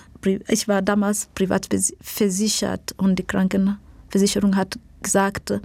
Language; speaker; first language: German; non-native, learner; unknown